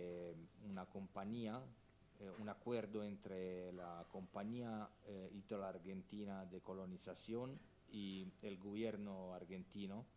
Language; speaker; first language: Spanish; non-native, fluent; Italian